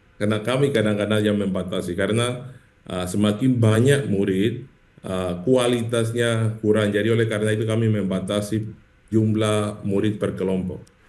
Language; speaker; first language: Indonesian; non-native, fluent; English